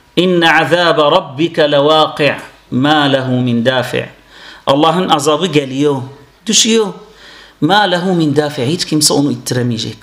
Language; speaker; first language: Turkish; non-native, fluent; Arabic